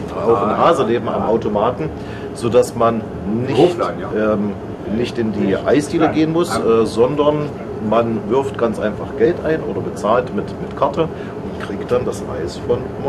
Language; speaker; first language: German; native; German